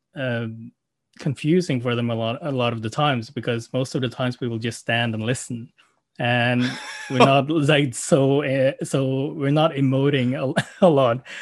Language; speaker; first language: English; non-native, fluent; Norwegian